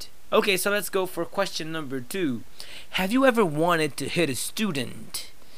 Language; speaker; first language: English; non-native, fluent; Portuguese